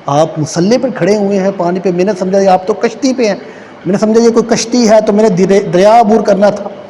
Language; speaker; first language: Urdu; native; Urdu